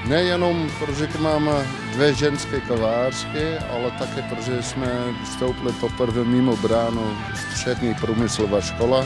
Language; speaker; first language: Czech; non-native, fluent; Dutch